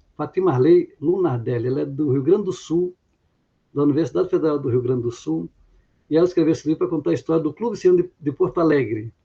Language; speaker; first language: Portuguese; native; Portuguese